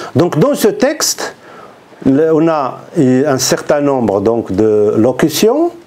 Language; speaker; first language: French; non-native, local second language; Arabic